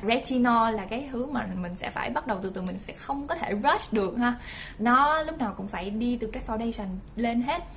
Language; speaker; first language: Vietnamese; early bilingual, heritage; Vietnamese